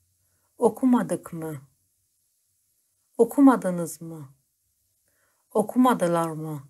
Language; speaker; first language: Turkish; non-native, fluent; Persian